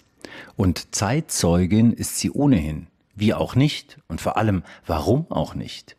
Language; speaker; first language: German; native; German